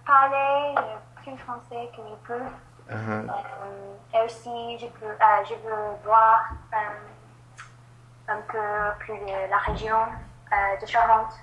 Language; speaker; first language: French; non-native, learner; English